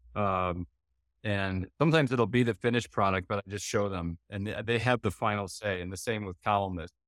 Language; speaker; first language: English; non-native, fluent; Dutch